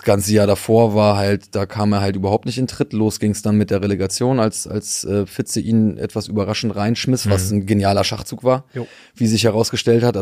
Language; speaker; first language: German; native; German